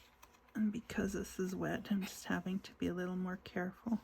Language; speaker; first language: English; native; English